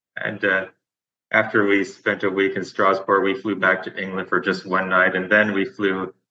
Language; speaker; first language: English; native; English